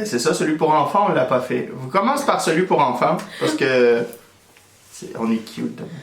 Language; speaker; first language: French; native; French